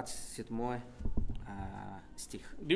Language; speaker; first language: Russian; non-native, fluent; Spanish